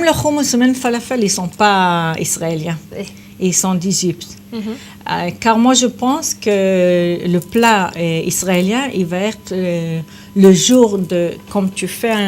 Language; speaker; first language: French; non-native, fluent; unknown